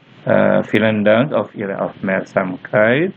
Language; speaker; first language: German; non-native, fluent; Indonesian